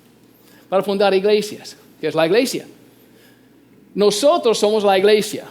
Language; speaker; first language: Spanish; non-native, fluent; English